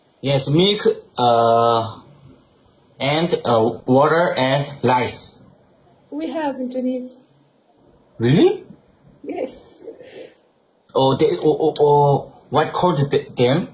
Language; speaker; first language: English; non-native, learner; Arabic